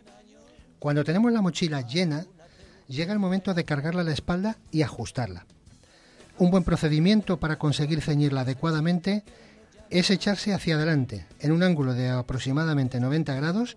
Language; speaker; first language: Spanish; native; Spanish